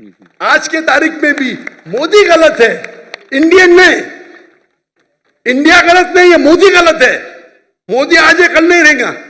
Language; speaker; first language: Hindi; non-native, local second language; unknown